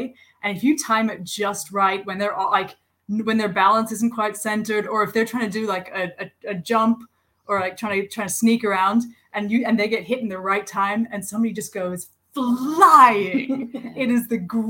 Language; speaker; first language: English; non-native, local second language; Cantonese